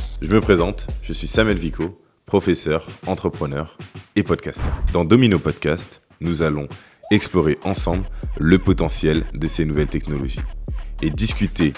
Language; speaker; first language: French; native; French